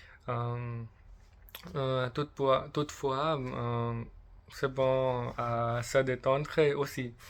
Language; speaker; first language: French; non-native, learner; English